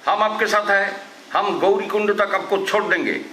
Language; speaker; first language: Hindi; non-native, local second language; Bangla